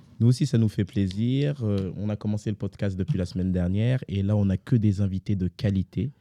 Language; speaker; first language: French; native; French